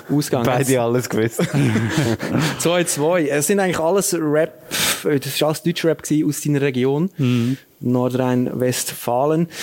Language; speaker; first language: German; native; German